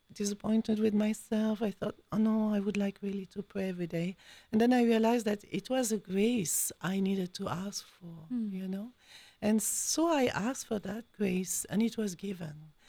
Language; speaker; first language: English; non-native, fluent; French